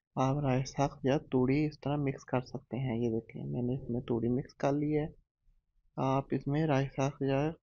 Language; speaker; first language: Urdu; non-native, local second language; Punjabi